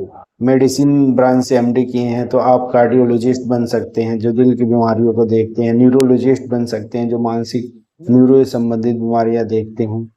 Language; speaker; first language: Hindi; native; Hindi